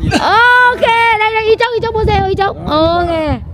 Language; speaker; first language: Korean; non-native, learner; Vietnamese